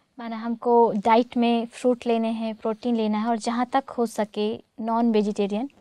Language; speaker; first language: Hindi; native; Hindi